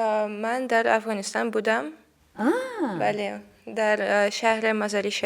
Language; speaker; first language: Persian; non-native, learner; Russian